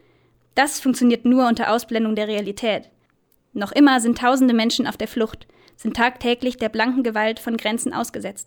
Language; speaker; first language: German; native; German